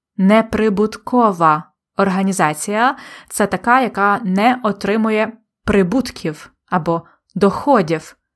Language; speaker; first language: Ukrainian; native; Ukrainian